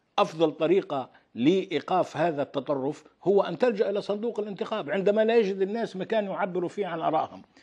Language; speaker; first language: Arabic; native; Arabic